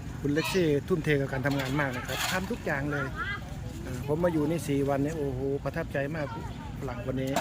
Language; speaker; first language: Thai; native; Thai